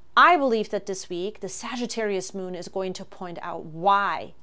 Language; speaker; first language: English; non-native, fluent; German